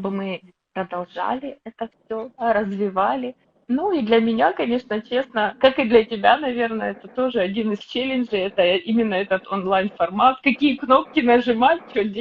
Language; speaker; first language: Russian; native; Russian